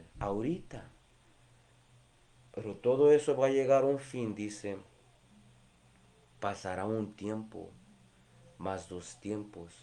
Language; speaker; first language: Spanish; early bilingual, heritage; Spanish